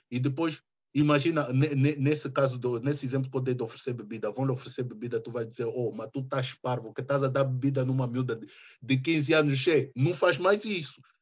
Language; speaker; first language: Portuguese; early bilingual, heritage; Portuguese